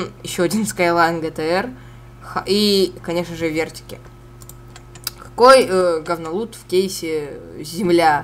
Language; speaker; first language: Russian; native; Russian